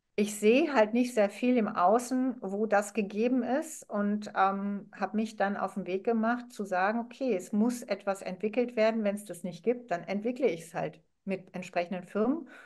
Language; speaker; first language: German; non-native, fluent; Arabic